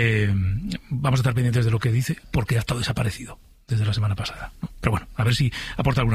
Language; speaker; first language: Spanish; native; Spanish